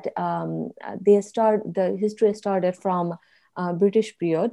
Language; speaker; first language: English; non-native, local second language; Bangla